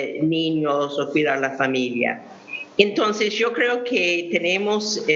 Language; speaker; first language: Spanish; non-native, fluent; English